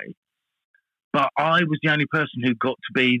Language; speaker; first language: English; native; English